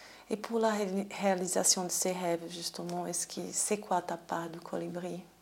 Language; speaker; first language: French; non-native, fluent; Portuguese